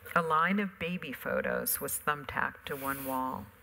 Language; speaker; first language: English; native; English